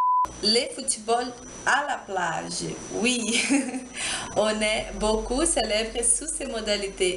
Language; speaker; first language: French; non-native, learner; Portuguese